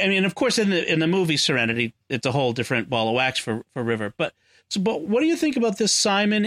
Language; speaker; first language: English; native; English